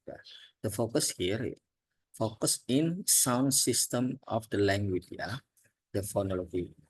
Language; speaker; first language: English; non-native, learner; Indonesian